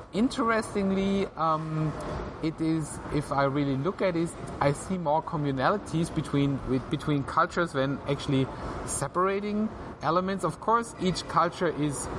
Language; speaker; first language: English; non-native, fluent; German